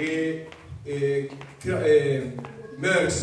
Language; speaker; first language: Swedish; non-native, fluent; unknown